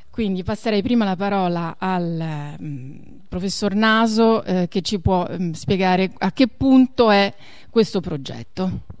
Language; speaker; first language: Italian; native; Italian